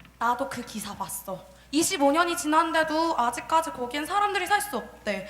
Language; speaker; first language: Korean; native; Korean